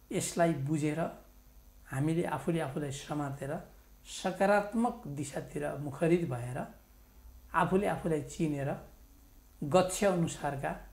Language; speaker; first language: Nepali; native; Nepali